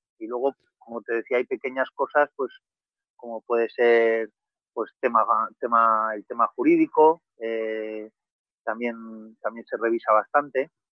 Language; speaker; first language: Spanish; native; Spanish